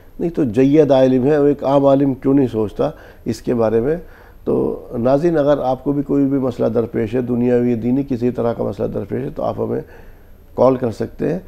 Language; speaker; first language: Urdu; native; Urdu